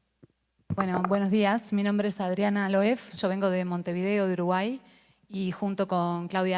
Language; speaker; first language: Spanish; native; Spanish